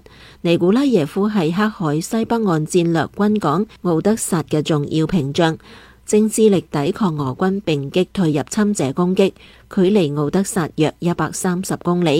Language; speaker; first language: Chinese; non-native, local second language; Cantonese